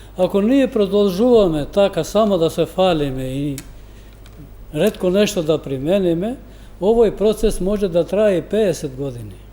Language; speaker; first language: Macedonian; non-native, local second language; Albanian